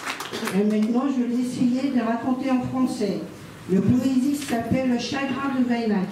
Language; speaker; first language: French; non-native, learner; Ingush